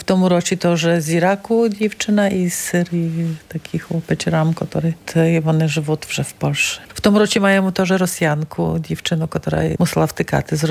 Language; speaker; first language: Polish; non-native, local second language; Ukrainian